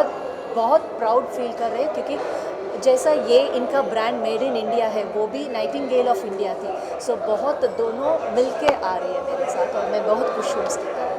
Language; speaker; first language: Hindi; non-native, local second language; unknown